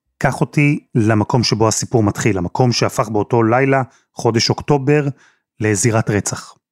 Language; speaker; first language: Hebrew; native; Hebrew